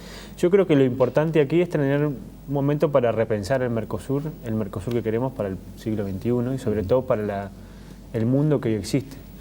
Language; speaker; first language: Spanish; native; Spanish